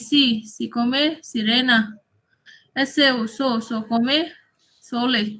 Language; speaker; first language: Italian; non-native, learner; Bangla